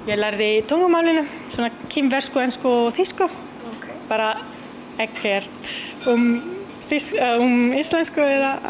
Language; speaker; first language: Icelandic; non-native, learner; Italian